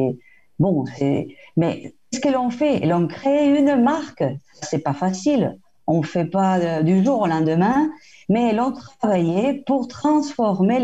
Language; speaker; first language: French; non-native, fluent; Spanish